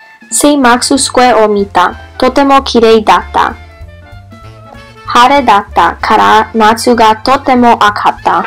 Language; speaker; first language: Japanese; non-native, learner; English